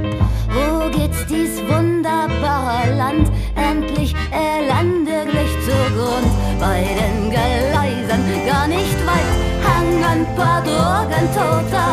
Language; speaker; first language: German; native; German